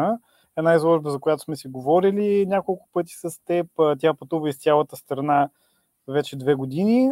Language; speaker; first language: Bulgarian; native; Bulgarian